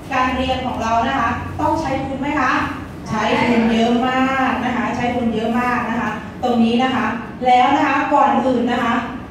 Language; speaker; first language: Thai; non-native, local second language; Shan